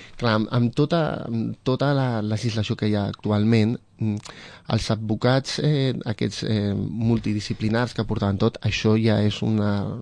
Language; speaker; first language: Catalan; non-native, local second language; Spanish